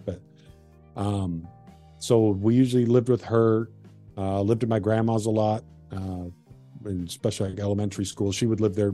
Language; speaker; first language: English; native; English